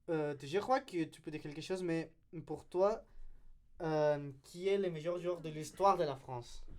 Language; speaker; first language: French; non-native, learner; Spanish